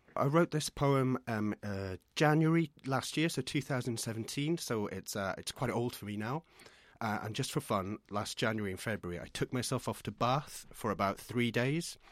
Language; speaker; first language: English; native; English